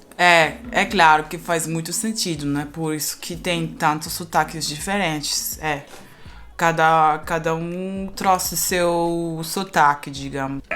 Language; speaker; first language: Portuguese; non-native, fluent; Spanish